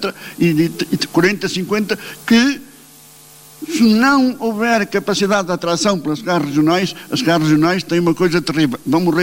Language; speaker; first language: Portuguese; native; Portuguese